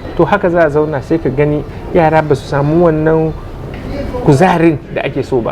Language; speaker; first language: Hausa; native; Hausa